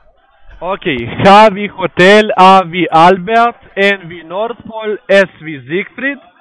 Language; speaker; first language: German; non-native, learner; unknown